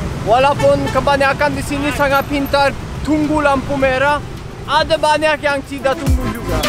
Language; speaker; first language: Indonesian; non-native, fluent; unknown